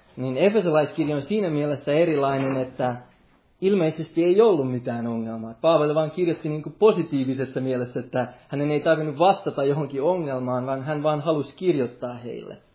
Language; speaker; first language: Finnish; non-native, local second language; Swedish